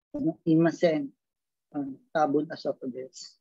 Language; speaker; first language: Japanese; non-native, learner; Filipino